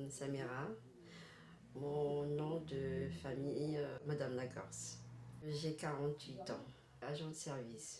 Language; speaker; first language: French; non-native, local second language; Arabic